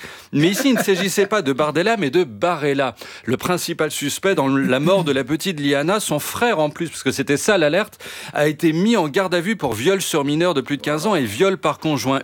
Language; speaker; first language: French; native; French